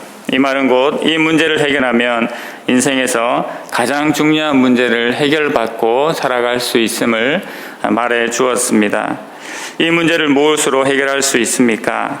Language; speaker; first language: Korean; native; Korean